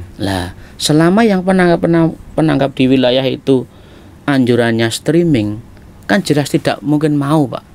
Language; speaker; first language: Indonesian; non-native, local second language; Javanese